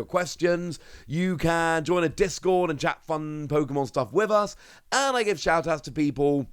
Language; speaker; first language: English; native; English